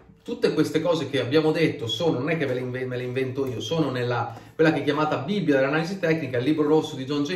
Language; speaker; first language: Italian; native; Italian